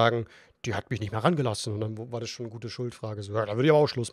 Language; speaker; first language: German; native; German